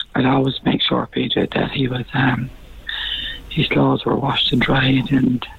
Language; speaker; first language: English; native; English